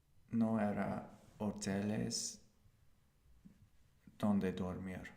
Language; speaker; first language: Spanish; non-native, learner; English